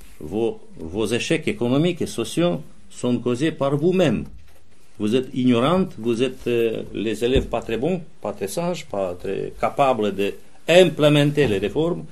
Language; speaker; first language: French; non-native, fluent; Romanian